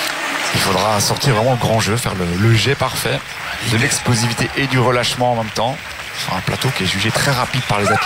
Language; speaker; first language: French; native; French